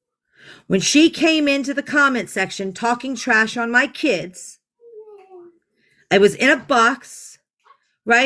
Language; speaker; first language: English; native; English